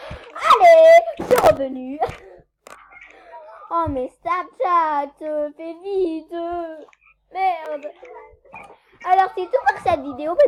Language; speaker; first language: French; native; French